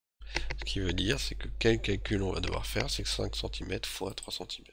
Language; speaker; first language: French; native; French